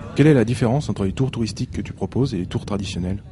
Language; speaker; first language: French; native; French